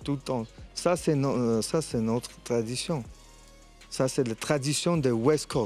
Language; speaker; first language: French; non-native, fluent; Armenian